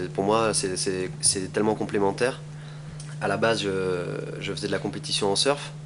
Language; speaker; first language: French; native; French